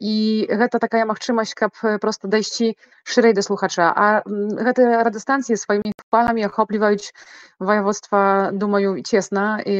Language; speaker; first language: Belarusian; non-native, local second language; Polish